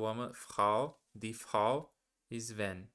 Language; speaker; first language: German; non-native, learner; Portuguese